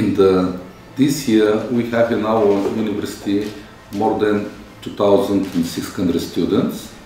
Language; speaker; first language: English; non-native, fluent; Bulgarian